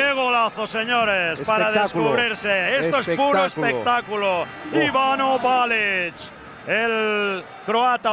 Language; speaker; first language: Spanish; native; Spanish